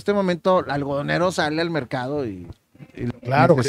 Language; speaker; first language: Spanish; native; Spanish